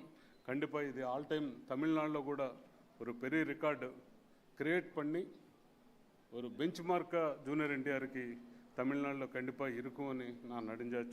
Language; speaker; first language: Tamil; non-native, learner; Telugu